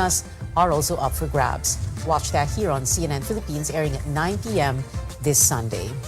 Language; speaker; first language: English; non-native, local second language; Filipino